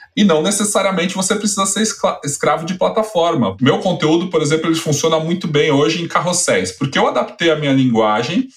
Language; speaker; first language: Portuguese; native; Portuguese